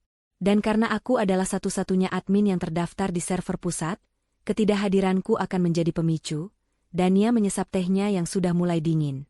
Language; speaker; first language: Indonesian; native; Indonesian